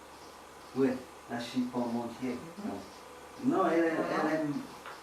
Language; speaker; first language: French; non-native, learner; English